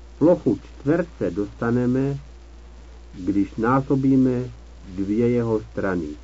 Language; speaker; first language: Czech; native; Czech